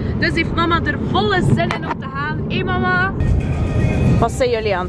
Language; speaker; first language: Dutch; native; Dutch